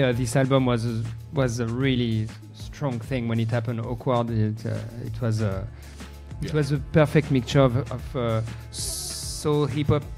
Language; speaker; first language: English; non-native, learner; French